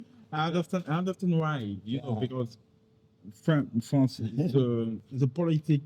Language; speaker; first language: English; non-native, learner; French